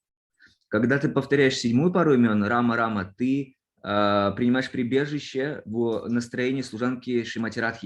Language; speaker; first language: Russian; native; Russian